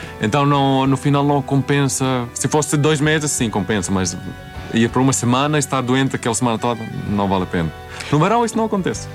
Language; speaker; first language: Portuguese; non-native, fluent; Swedish